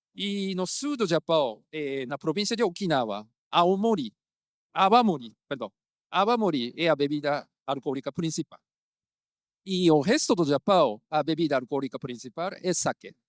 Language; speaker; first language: Portuguese; non-native, fluent; Japanese